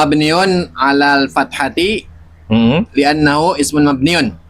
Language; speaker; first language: Arabic; non-native, learner; Indonesian